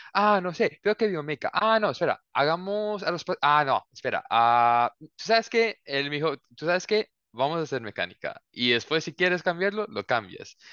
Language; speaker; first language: Spanish; early bilingual, heritage; Spanish